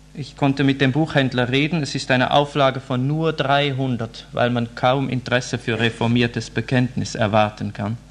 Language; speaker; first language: German; native; German